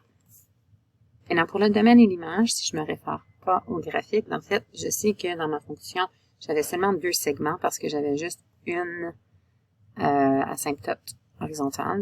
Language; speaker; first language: French; native; French